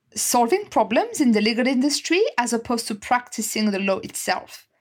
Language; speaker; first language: English; non-native, fluent; French